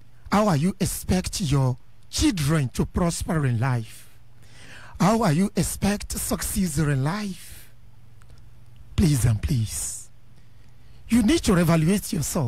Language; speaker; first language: English; non-native, local second language; Yoruba